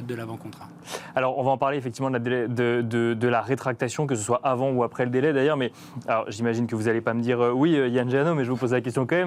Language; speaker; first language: French; native; French